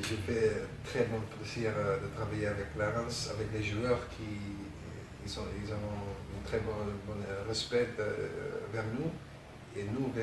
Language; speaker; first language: French; non-native, learner; Dutch